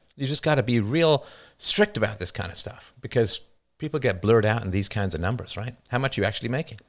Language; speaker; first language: English; native; English